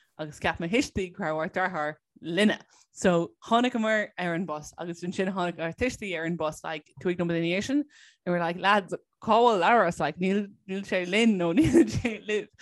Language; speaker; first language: Irish; non-native, local second language; English